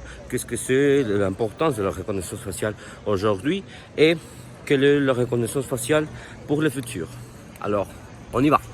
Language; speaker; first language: French; non-native, learner; Spanish